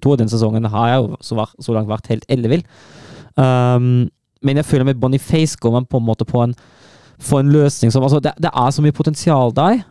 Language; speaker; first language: Norwegian; non-native, fluent; German